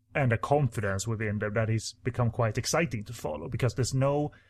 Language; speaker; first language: English; non-native, fluent; Swedish